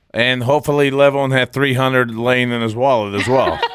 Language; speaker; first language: English; early bilingual, other home language; Armenian